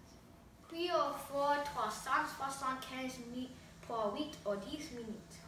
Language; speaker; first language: French; non-native, learner; English